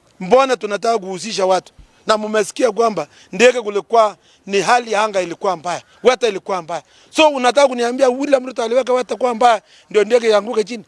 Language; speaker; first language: Swahili; non-native, local second language; Kalenjin